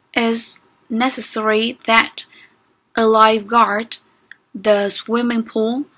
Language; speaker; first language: English; non-native, fluent; Vietnamese